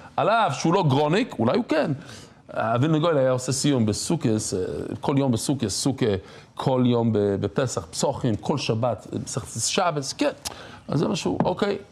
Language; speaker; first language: Hebrew; non-native, fluent; English